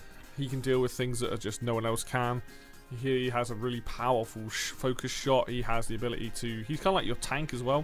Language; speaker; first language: English; native; English